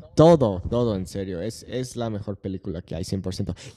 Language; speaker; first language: Spanish; non-native, fluent; English